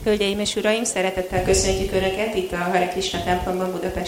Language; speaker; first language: Hungarian; native; Hungarian